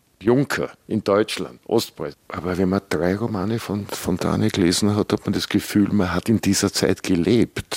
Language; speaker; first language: German; native; German